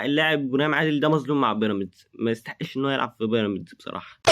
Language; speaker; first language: Arabic; native; Arabic